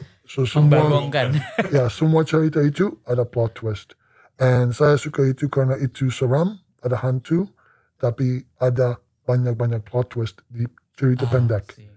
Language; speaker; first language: Indonesian; non-native, learner; English